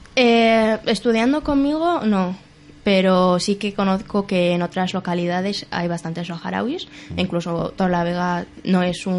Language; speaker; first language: Spanish; early bilingual, other home language; Arabic